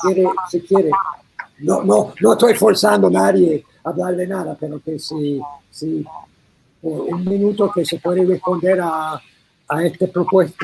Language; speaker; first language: Spanish; non-native, learner; English